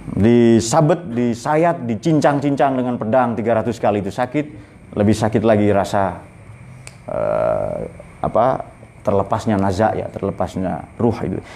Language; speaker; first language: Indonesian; non-native, local second language; Madurese